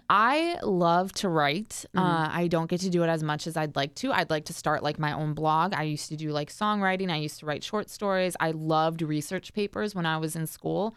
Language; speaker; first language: English; native; English